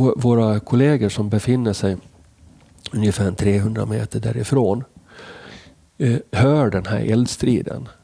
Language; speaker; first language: Swedish; native; Swedish